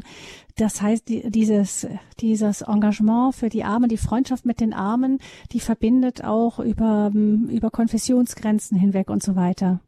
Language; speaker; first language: German; native; German